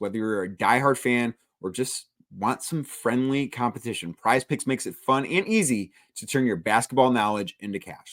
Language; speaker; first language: English; native; English